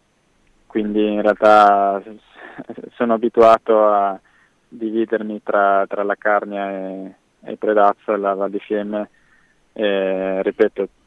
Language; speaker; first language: Italian; native; Italian